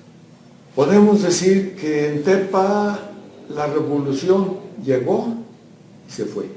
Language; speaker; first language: Spanish; native; Spanish